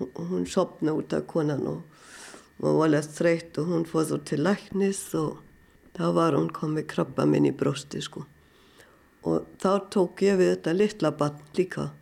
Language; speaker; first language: Icelandic; non-native, fluent; German